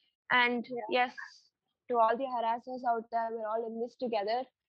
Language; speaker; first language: English; non-native, local second language; Tamil